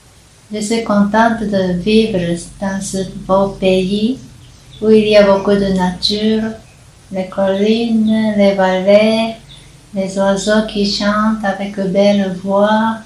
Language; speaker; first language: French; non-native, fluent; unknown